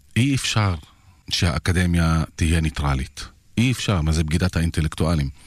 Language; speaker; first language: Hebrew; non-native, local second language; Arabic